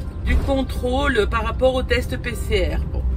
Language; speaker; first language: French; native; French